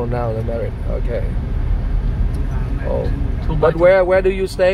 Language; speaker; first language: English; non-native, learner; Vietnamese